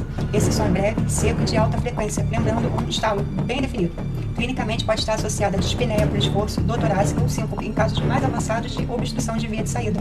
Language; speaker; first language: Portuguese; native; Portuguese